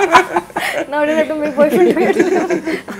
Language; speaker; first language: Telugu; non-native, learner; Hindi